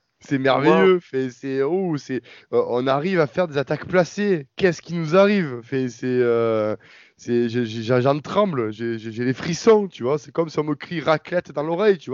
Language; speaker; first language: French; native; French